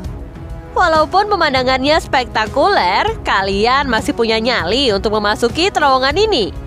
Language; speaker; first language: Indonesian; native; Indonesian